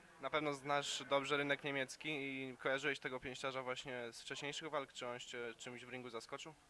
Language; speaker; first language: Polish; native; Polish